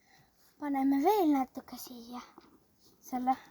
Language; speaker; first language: Estonian; non-native, local second language; Russian